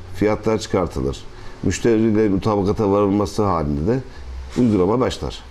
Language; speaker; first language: Turkish; native; Turkish